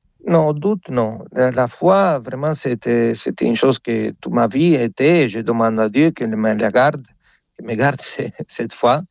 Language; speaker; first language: French; non-native, fluent; Spanish